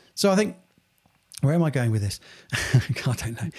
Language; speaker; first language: English; native; English